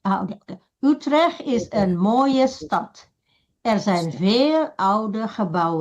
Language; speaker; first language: Dutch; non-native, fluent; Indonesian